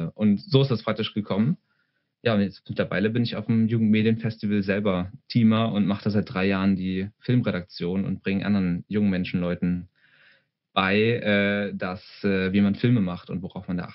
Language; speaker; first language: German; native; German